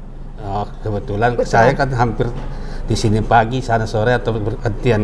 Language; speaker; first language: Indonesian; native; Indonesian